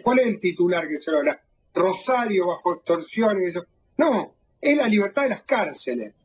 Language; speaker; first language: Spanish; native; Spanish